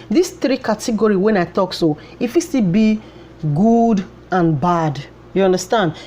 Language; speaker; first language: Nigerian Pidgin; non-native, local second language; Bini